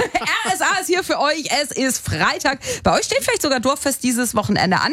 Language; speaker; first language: German; native; German